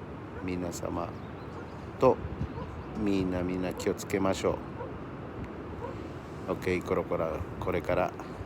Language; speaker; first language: Japanese; non-native, learner; Spanish